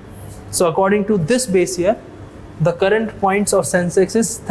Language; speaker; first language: English; non-native, local second language; Hindi